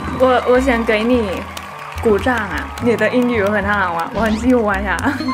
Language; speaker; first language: Chinese; non-native, fluent; Thai